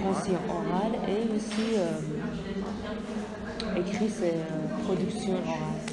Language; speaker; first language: French; non-native, learner; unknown